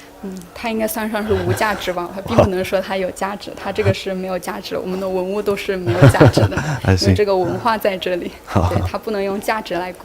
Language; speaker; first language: Chinese; native; Chinese